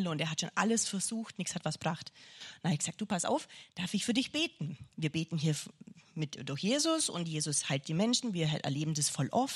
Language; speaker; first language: German; native; German